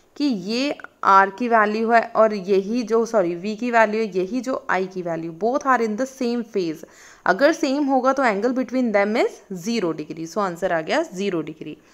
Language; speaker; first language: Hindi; non-native, local second language; Punjabi